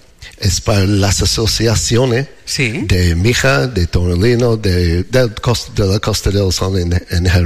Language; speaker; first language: Spanish; non-native, learner; English